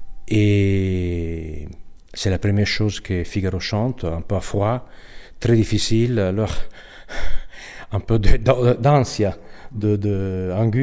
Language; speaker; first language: French; non-native, fluent; Italian